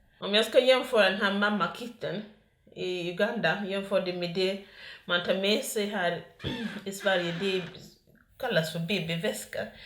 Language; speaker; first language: Swedish; non-native, fluent; Ganda